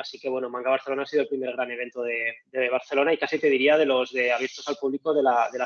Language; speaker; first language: Spanish; native; Spanish